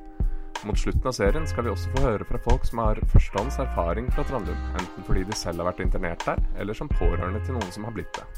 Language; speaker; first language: Norwegian; native; Norwegian